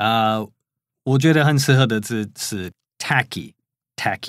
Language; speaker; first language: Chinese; non-native, fluent; English